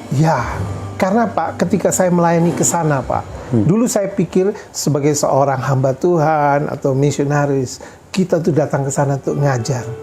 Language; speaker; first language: Indonesian; native; Indonesian